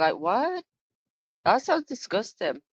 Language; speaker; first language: English; native; English